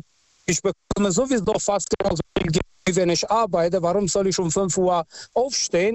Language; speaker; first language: German; non-native, fluent; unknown